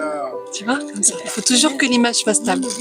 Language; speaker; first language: French; native; French